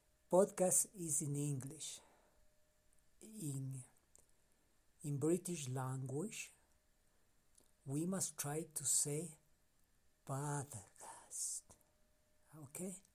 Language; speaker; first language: English; non-native, learner; Spanish